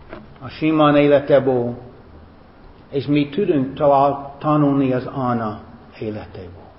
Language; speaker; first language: Hungarian; non-native, fluent; English